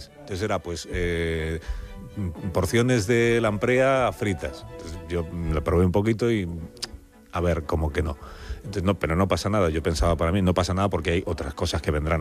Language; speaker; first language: Spanish; native; Spanish